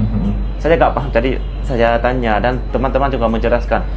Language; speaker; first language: Indonesian; non-native, fluent; Lao